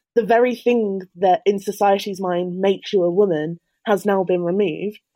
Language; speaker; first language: English; native; English